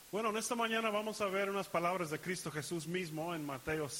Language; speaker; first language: Spanish; early bilingual, heritage; Spanish